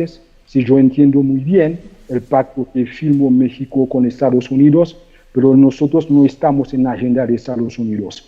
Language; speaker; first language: Spanish; non-native, fluent; Haitian Creole